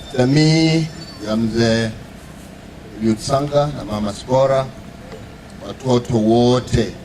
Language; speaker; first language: Swahili; non-native, local second language; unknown